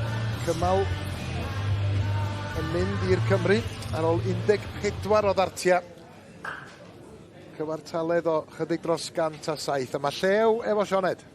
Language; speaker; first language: Welsh; native; Welsh